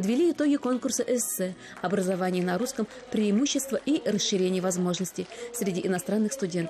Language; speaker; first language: Russian; native; Russian